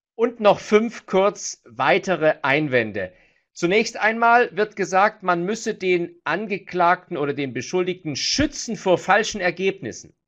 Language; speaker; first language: German; native; German